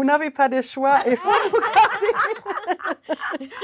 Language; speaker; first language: French; non-native, fluent; German